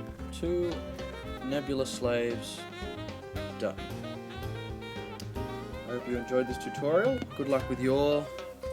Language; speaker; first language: English; native; English